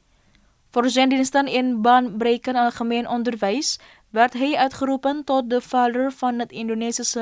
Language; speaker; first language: Dutch; non-native, fluent; Indonesian